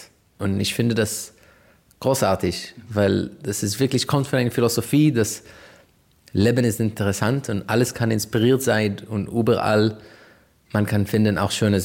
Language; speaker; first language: German; non-native, fluent; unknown